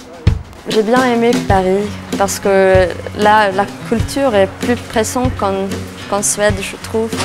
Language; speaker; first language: French; non-native, fluent; Swedish